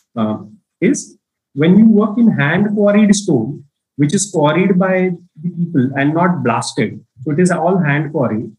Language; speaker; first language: English; non-native, local second language; Marathi